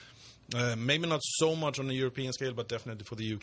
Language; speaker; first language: English; non-native, fluent; Swedish